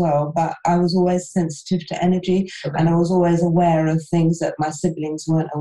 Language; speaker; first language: English; native; English